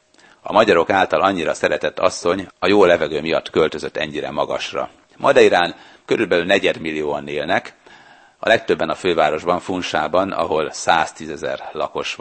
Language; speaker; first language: Hungarian; native; Hungarian